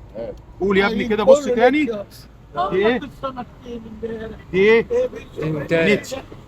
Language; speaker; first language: Arabic; native; Arabic